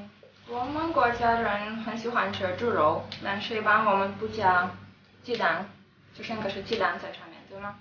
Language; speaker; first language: Chinese; non-native, learner; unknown